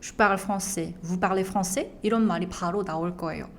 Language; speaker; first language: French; non-native, fluent; Korean